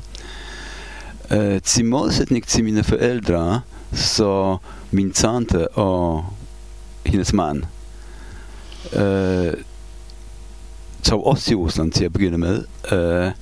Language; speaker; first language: Danish; non-native, fluent; Polish